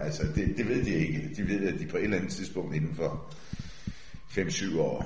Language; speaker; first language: Danish; early bilingual, other home language; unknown